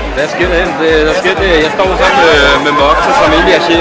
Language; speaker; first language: Danish; native; Danish